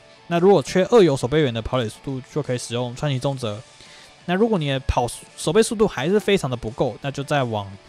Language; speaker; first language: Chinese; native; Chinese